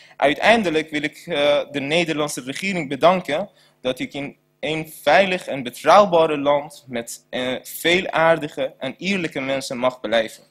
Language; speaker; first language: Dutch; non-native, learner; Persian